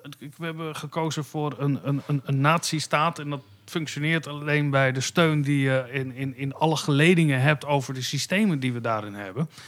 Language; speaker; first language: Dutch; native; Dutch